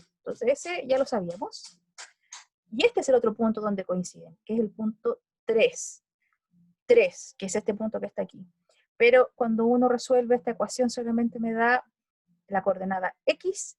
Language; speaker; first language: Spanish; native; Spanish